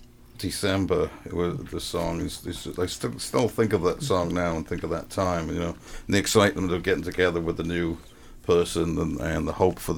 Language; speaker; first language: English; native; English